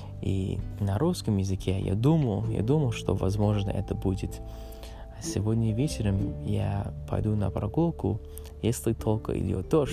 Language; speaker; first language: Russian; non-native, learner; English